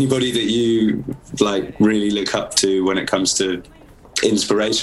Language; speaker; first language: English; native; English